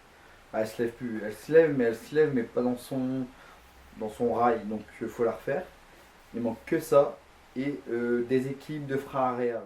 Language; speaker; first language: French; native; French